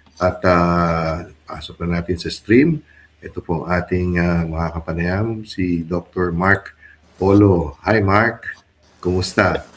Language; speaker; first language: Filipino; native; Filipino